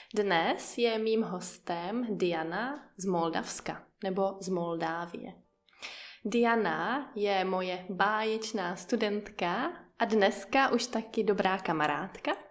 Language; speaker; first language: Czech; native; Czech